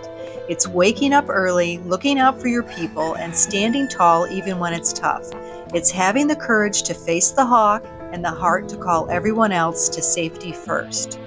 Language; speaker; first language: English; native; English